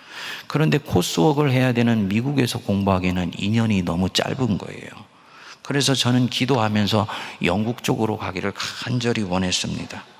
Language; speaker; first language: Korean; native; Korean